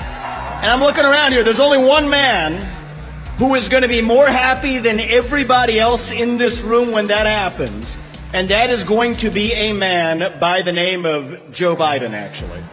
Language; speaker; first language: English; early bilingual, other home language; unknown